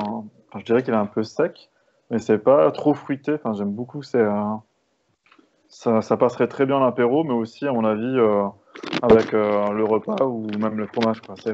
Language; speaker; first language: French; native; French